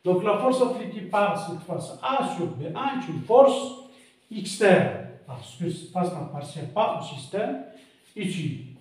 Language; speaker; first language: French; non-native, local second language; Arabic